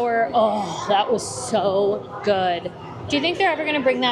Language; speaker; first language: English; native; English